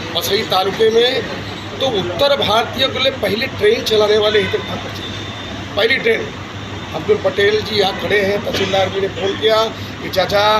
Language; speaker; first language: Hindi; native; Hindi